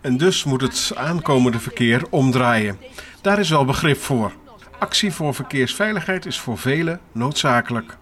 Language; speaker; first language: Dutch; native; Dutch